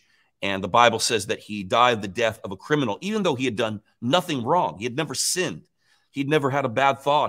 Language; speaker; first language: English; native; English